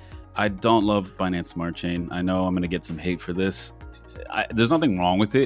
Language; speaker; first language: English; native; English